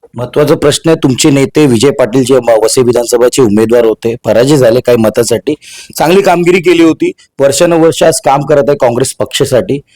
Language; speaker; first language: Marathi; non-native, local second language; Hindi